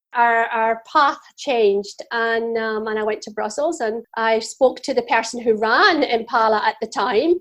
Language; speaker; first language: English; native; English